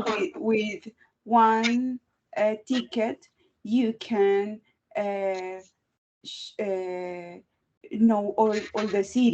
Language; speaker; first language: English; non-native, learner; Spanish